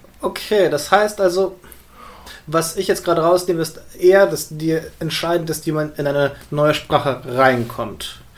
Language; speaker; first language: German; early bilingual, other home language; Russian